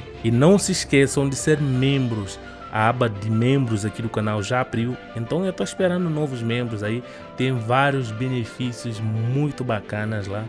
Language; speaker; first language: Portuguese; non-native, fluent; Upper Guinea Crioulo